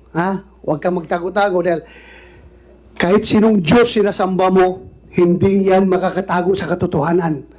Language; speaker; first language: Filipino; non-native, local second language; Cebuano